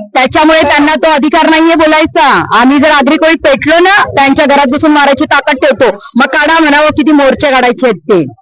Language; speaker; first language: Marathi; native; Marathi